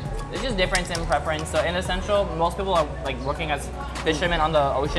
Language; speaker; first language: English; early bilingual, other home language; Vietnamese